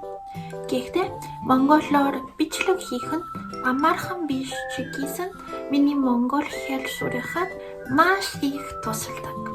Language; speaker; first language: Mongolian; non-native, learner; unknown